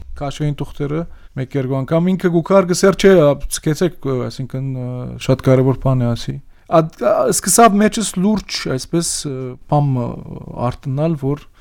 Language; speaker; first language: Armenian; early bilingual, heritage; Armenian